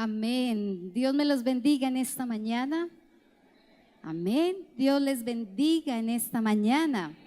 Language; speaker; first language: Spanish; native; Spanish